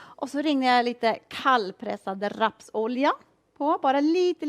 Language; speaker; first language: Swedish; native; Swedish